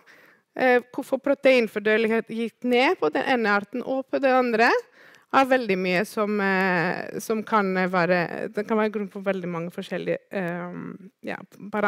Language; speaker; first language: Norwegian; non-native, fluent; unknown